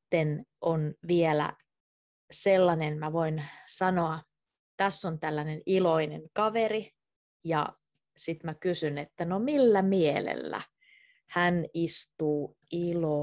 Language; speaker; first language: Finnish; native; Finnish